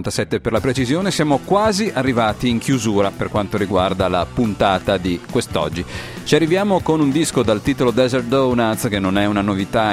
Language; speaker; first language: Italian; native; Italian